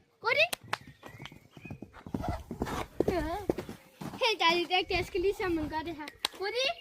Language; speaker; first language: Danish; native; Danish